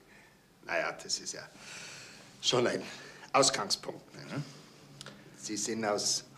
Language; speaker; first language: German; native; German